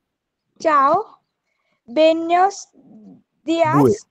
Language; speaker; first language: Spanish; non-native, learner; Marathi